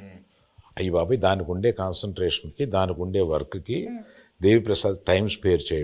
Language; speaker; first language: Telugu; native; Telugu